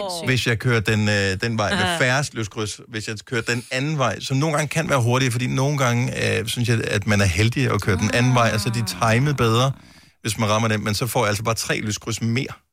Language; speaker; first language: Danish; native; Danish